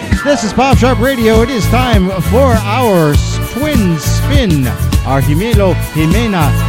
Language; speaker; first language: English; native; English